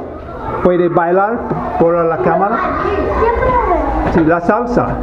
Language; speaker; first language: Spanish; non-native, learner; English